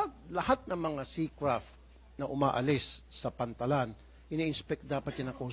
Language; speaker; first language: Filipino; native; Filipino